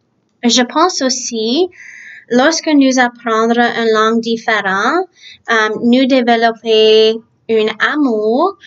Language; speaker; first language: French; early bilingual, other home language; Czech